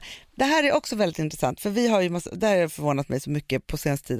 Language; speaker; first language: Swedish; native; Swedish